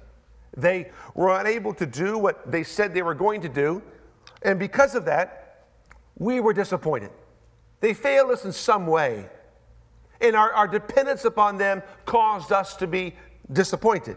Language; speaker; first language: English; native; English